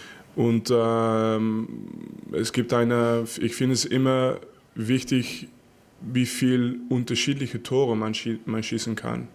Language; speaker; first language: German; non-native, fluent; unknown